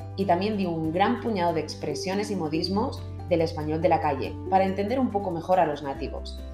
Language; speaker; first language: Spanish; native; Spanish